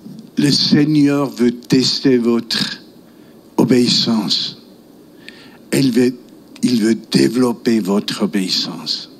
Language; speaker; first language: French; non-native, local second language; German